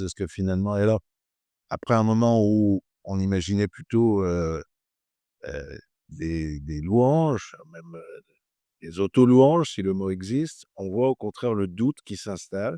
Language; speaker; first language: French; native; French